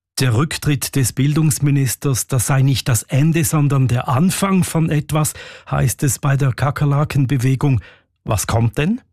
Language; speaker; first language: German; native; German